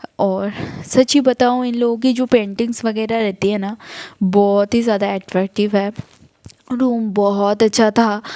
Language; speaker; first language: Hindi; non-native, local second language; Bangla